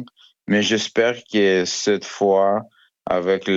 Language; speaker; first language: French; non-native, fluent; Ukrainian